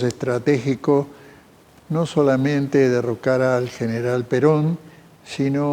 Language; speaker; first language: Spanish; native; Spanish